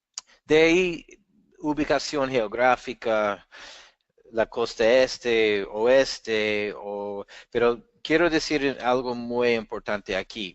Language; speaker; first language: Spanish; non-native, fluent; English